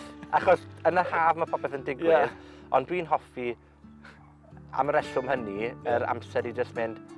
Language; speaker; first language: Welsh; native; Welsh